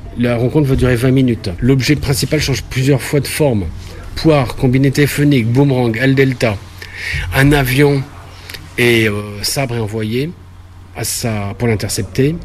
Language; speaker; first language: French; native; French